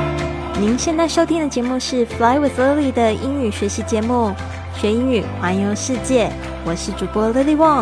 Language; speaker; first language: Chinese; native; Chinese